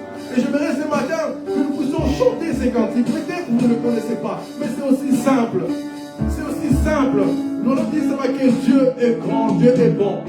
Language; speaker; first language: French; non-native, local second language; Lingala